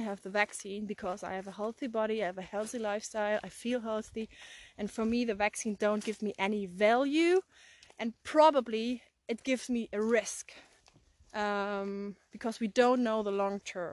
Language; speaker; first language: English; non-native, fluent; German